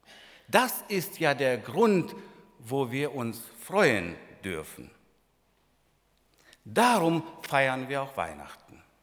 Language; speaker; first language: German; non-native, fluent; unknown